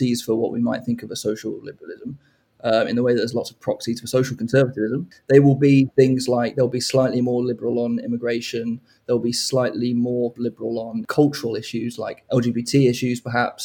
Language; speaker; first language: English; native; English